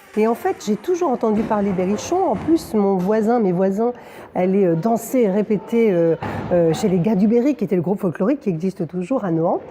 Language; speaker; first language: French; native; French